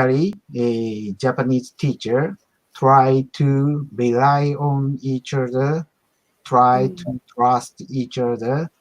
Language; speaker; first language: English; non-native, learner; Japanese